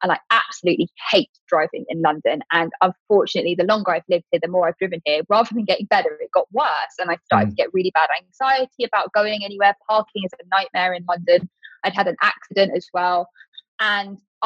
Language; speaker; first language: English; native; English